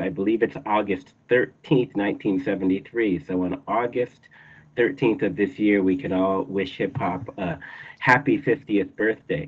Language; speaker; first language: English; native; English